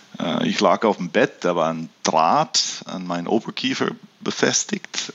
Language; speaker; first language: German; early bilingual, heritage; German